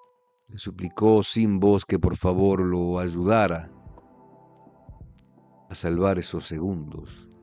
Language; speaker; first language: Spanish; native; Spanish